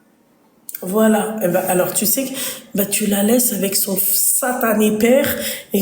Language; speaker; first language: French; native; French